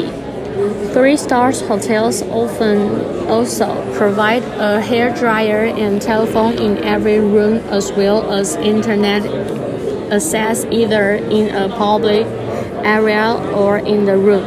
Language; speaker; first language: English; non-native, learner; Chinese